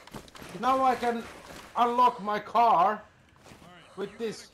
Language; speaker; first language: English; non-native, learner; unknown